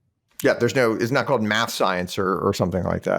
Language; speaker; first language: English; native; English